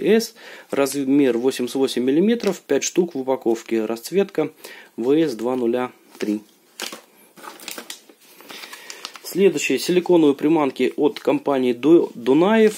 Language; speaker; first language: Russian; native; Russian